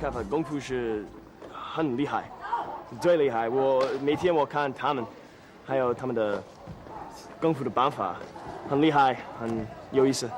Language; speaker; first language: Chinese; non-native, learner; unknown